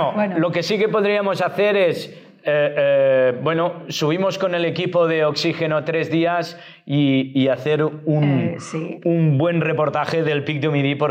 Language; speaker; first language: Spanish; native; Spanish